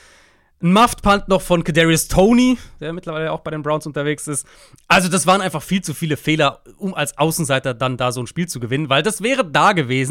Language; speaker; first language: German; native; German